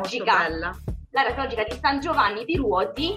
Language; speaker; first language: Italian; native; Italian